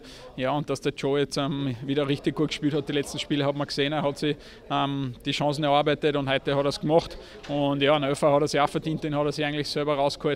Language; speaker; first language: German; native; German